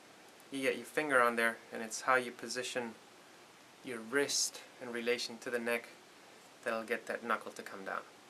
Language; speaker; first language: English; native; English